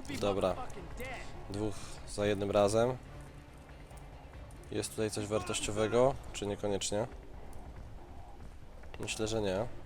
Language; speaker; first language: Polish; native; Polish